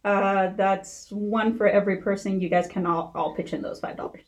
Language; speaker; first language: English; early bilingual, other home language; Spanish